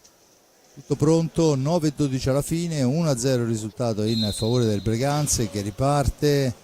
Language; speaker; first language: Italian; native; Italian